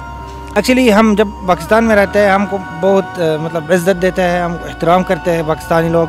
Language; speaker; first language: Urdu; non-native, fluent; Arabic